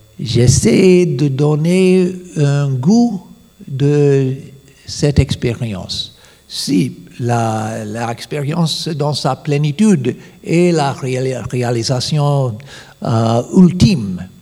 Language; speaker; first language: French; non-native, fluent; English